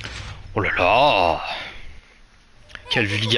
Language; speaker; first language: French; native; French